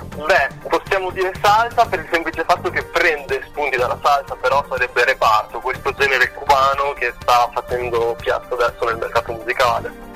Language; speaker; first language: Italian; early bilingual, other home language; Spanish